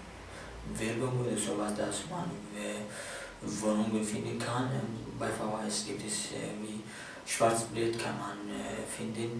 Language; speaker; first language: German; non-native, learner; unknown